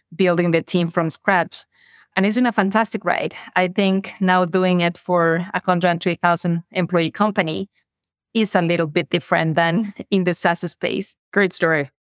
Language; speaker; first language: English; non-native, fluent; Spanish